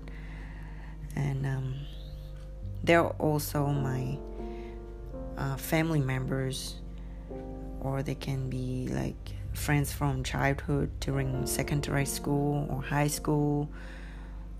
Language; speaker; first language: English; non-native, fluent; Vietnamese